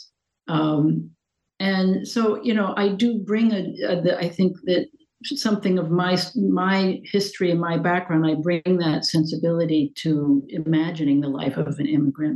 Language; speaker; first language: English; native; English